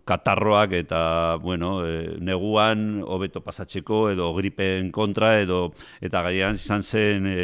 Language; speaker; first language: Basque; non-native, local second language; Spanish